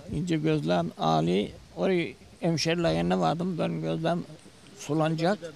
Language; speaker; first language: Turkish; native; Turkish